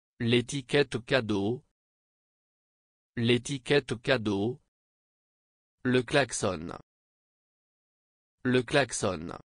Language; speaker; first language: French; non-native, fluent; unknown